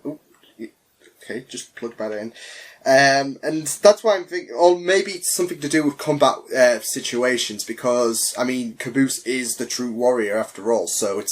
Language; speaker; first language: English; native; English